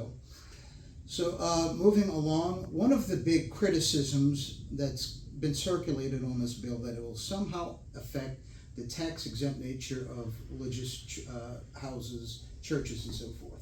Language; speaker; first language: English; native; English